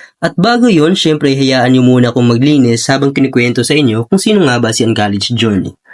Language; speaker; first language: Filipino; non-native, local second language; Cebuano